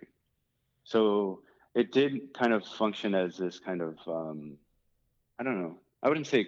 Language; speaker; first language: English; native; English